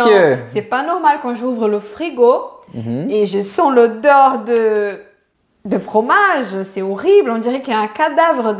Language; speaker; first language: French; non-native, fluent; Portuguese